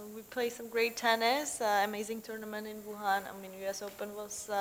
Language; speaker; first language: English; non-native, fluent; Czech